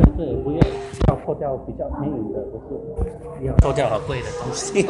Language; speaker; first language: Chinese; non-native, learner; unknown